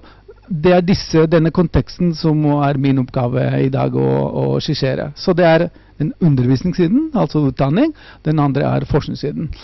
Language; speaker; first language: Norwegian; non-native, fluent; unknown